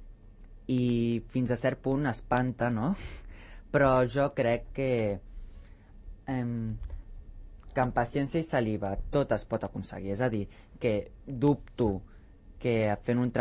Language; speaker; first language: Catalan; native; Catalan